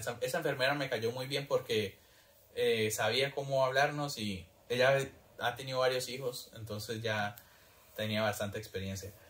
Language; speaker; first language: Spanish; early bilingual, heritage; Spanish